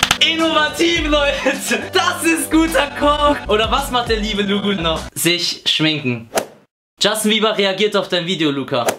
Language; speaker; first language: German; early bilingual, other home language; Albanian